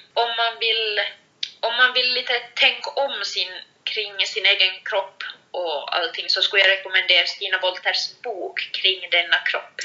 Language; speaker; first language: Swedish; native; Swedish